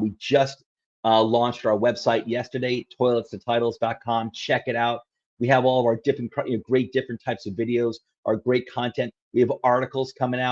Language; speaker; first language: English; native; English